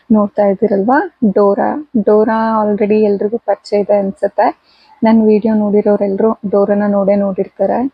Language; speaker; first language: Kannada; native; Kannada